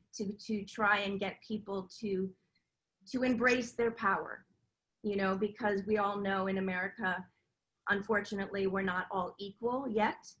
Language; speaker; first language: English; native; English